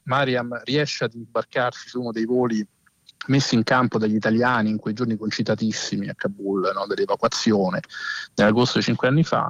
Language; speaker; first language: Italian; native; Italian